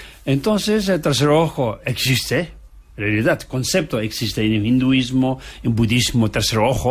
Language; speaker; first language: Spanish; non-native, learner; Tibetan